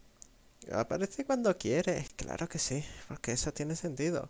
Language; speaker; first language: Spanish; native; Spanish